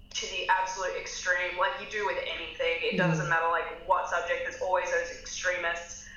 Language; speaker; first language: English; native; English